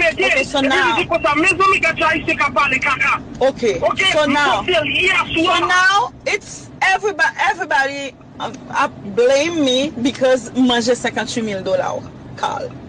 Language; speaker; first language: English; non-native, fluent; Haitian Creole